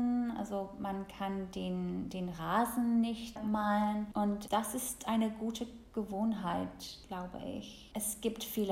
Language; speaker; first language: German; non-native, fluent; English